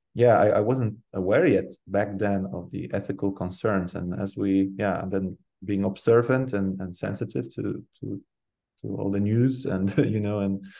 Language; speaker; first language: English; non-native, fluent; Polish